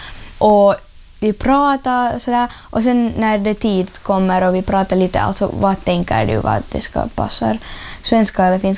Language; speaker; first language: Swedish; non-native, fluent; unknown